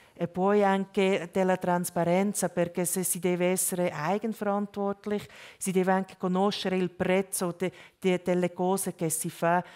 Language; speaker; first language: Italian; non-native, local second language; German